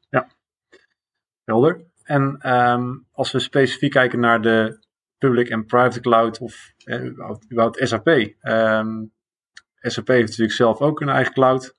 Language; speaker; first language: Dutch; native; Dutch